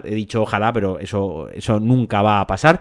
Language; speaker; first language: Spanish; native; Spanish